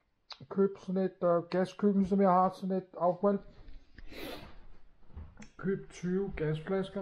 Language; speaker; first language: Danish; non-native, fluent; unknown